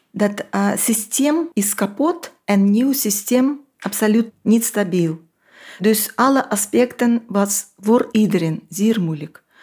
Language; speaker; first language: Dutch; non-native, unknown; Russian